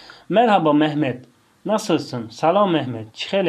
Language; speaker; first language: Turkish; non-native, fluent; Tajik